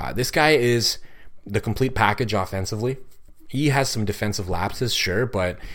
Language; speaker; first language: English; native; English